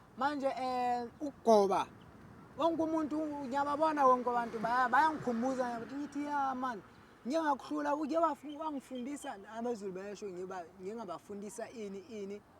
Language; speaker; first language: Zulu; non-native, local second language; Southern Sotho